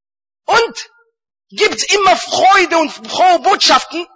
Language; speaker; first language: German; non-native, fluent; Arabic